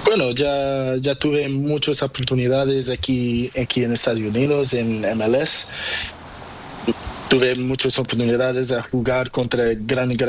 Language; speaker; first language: Spanish; non-native, learner; Portuguese